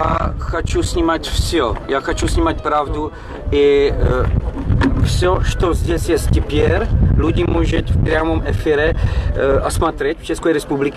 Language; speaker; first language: Russian; non-native, learner; Czech